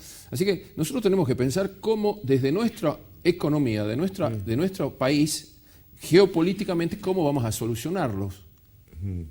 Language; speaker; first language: Spanish; native; Spanish